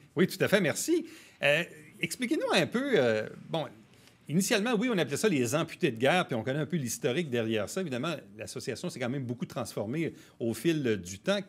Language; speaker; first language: French; native; French